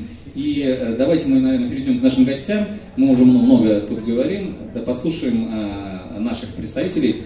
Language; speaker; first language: Russian; native; Russian